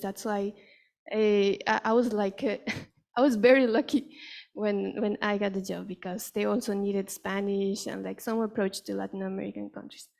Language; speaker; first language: English; non-native, fluent; Spanish